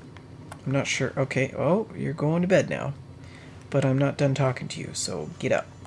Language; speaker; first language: English; native; English